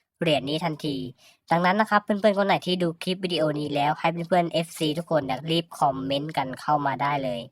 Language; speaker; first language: Thai; native; Thai